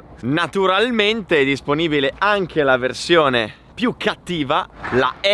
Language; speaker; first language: Italian; native; Italian